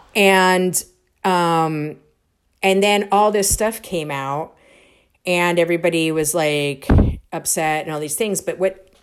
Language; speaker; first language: English; native; English